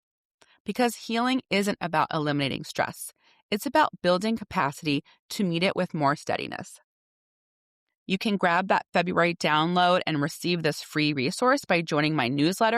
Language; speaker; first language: English; native; English